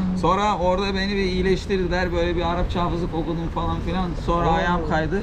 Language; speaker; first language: Turkish; early bilingual, other home language; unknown